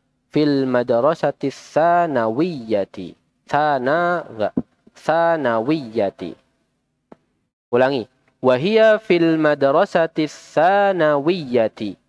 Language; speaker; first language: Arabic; non-native, fluent; Indonesian